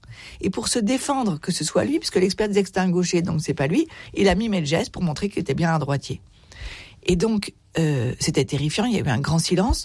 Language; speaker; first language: French; native; French